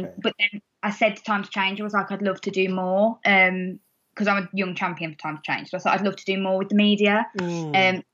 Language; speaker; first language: English; native; English